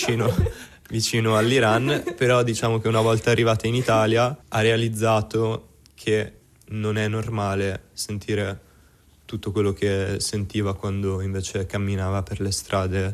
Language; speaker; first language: Italian; native; Italian